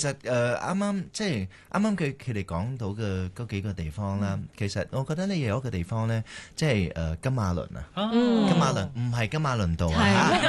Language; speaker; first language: Cantonese; early bilingual, heritage; Cantonese